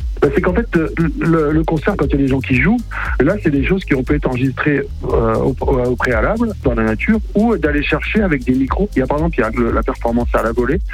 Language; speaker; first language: French; native; French